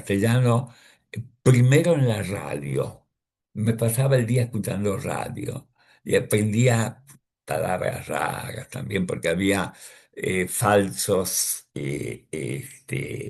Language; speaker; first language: Spanish; early bilingual, other home language; Russian